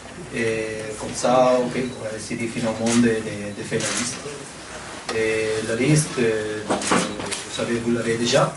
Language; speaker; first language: French; non-native, fluent; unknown